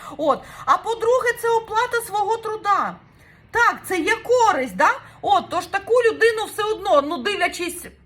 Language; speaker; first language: Ukrainian; non-native, local second language; Russian